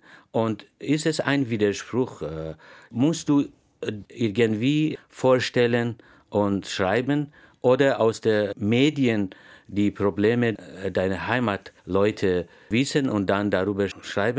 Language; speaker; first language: German; non-native, fluent; Persian